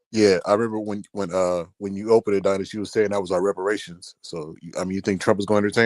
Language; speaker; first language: English; native; English